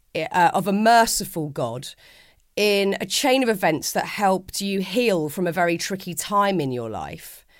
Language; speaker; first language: English; native; English